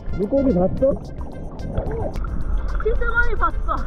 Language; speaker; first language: Korean; non-native, learner; English